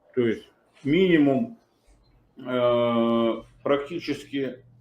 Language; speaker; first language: Russian; native; Russian